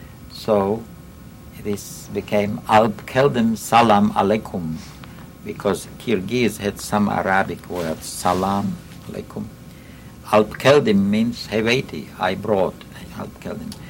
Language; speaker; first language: English; non-native, fluent; Yiddish